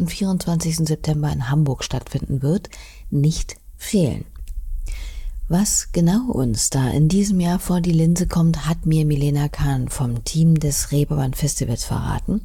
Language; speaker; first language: German; native; German